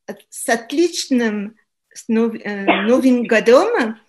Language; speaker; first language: Russian; non-native, learner; French